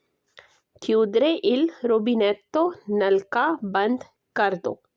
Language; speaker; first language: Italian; non-native, learner; Urdu